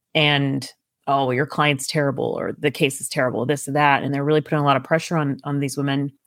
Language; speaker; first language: English; native; English